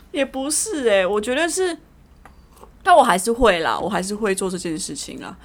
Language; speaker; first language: Chinese; early bilingual, heritage; Chinese